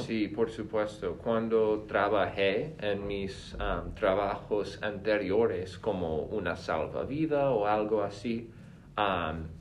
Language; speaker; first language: Spanish; non-native, fluent; English